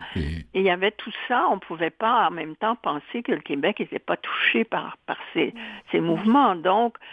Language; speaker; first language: French; native; French